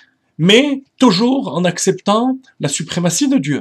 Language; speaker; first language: French; native; French